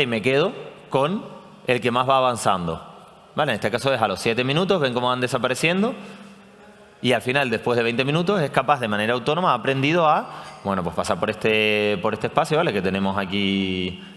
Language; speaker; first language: Spanish; native; Spanish